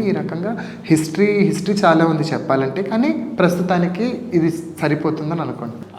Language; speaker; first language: Telugu; non-native, local second language; Lambadi